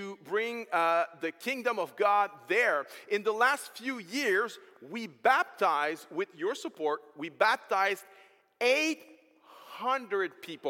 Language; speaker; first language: English; non-native, fluent; French